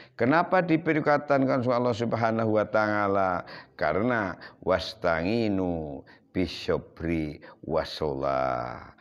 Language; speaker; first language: Indonesian; non-native, local second language; Javanese